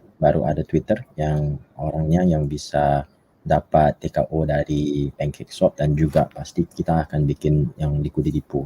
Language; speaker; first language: Indonesian; non-native, fluent; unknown